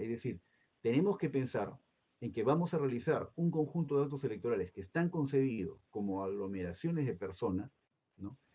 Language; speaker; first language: Spanish; native; Spanish